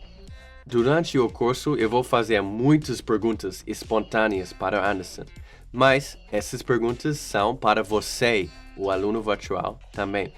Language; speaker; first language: Portuguese; non-native, fluent; English